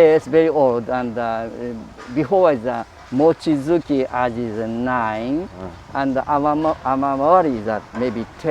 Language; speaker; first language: English; non-native, learner; Japanese